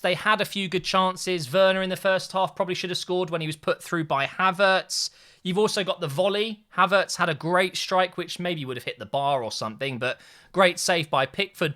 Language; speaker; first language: English; native; English